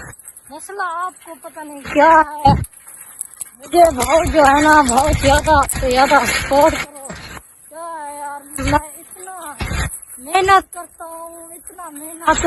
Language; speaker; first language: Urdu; non-native, local second language; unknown